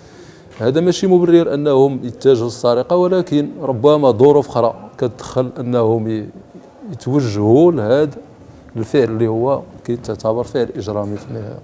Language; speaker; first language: Arabic; native; Arabic